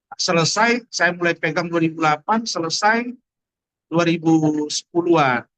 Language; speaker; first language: Indonesian; native; Indonesian